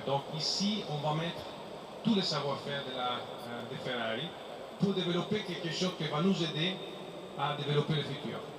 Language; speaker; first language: French; non-native, fluent; Italian